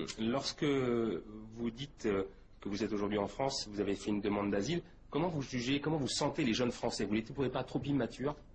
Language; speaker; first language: French; native; French